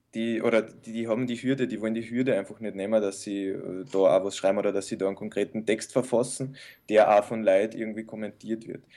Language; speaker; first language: German; early bilingual, other home language; Bosnian